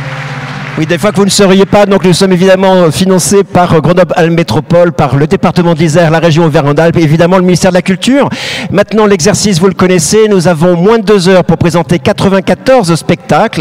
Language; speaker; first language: French; native; French